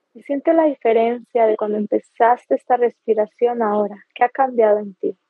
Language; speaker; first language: Spanish; native; Spanish